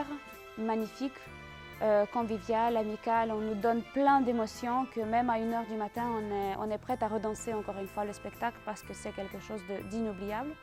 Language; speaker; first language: French; non-native, local second language; Ukrainian